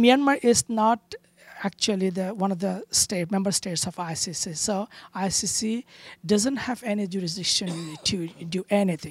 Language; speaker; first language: English; non-native, local second language; Bangla